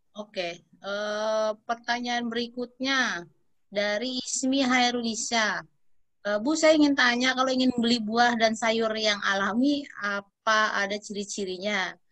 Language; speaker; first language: Indonesian; native; Indonesian